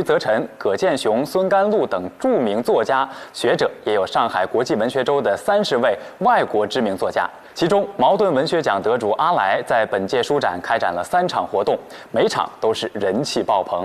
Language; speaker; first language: Chinese; native; Chinese